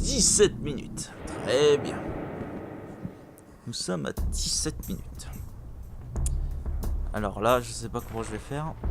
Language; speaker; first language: French; native; French